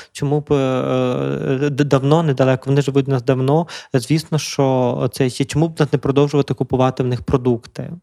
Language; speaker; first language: Ukrainian; native; Ukrainian